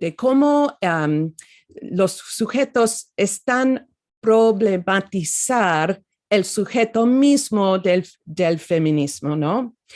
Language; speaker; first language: Spanish; non-native, fluent; English